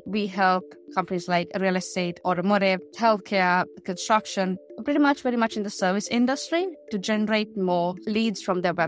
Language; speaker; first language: English; non-native, local second language; Sinhala